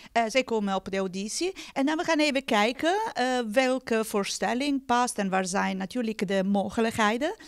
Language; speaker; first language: Dutch; non-native, fluent; Italian